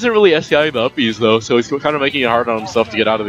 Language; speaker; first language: English; native; English